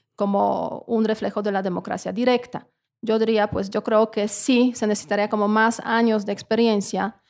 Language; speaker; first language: Spanish; non-native, fluent; Polish